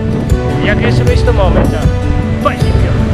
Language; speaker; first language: Japanese; non-native, fluent; Indonesian